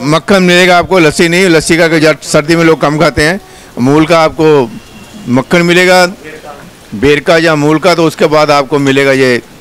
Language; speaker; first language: Hindi; native; Hindi